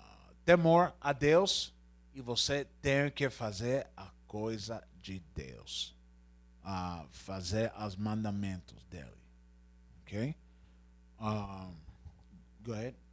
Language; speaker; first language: Portuguese; non-native, learner; Spanish